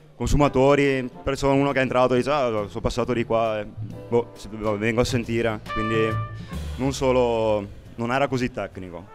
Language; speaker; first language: Italian; native; Italian